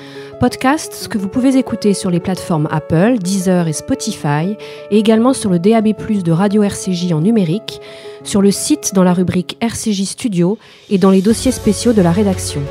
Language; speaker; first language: French; native; French